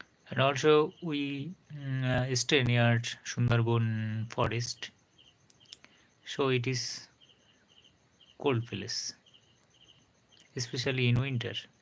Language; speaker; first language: English; non-native, learner; Bangla